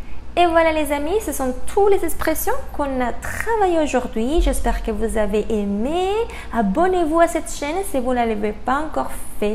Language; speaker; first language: French; non-native, fluent; Spanish